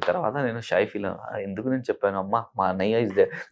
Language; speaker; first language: Telugu; non-native, local second language; Hindi